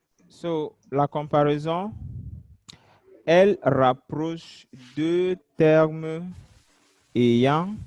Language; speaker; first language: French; non-native, fluent; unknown